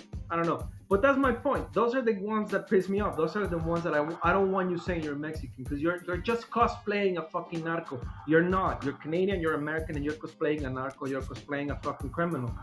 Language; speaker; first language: English; non-native, fluent; Spanish